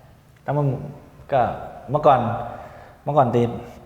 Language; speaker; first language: Thai; native; Thai